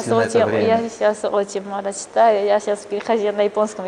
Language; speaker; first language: Russian; non-native, fluent; Japanese